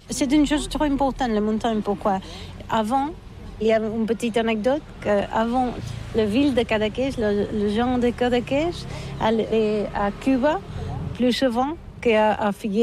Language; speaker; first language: French; non-native, learner; Catalan